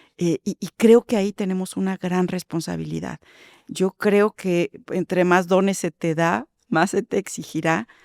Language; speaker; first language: Spanish; native; Spanish